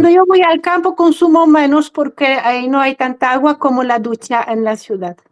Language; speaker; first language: Spanish; non-native, fluent; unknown